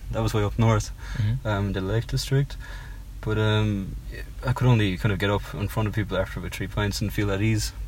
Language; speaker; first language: English; native; English